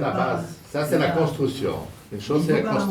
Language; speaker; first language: French; non-native, fluent; Portuguese